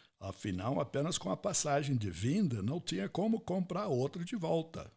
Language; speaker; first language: Portuguese; non-native, fluent; English